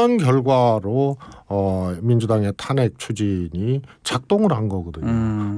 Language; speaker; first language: Korean; native; Korean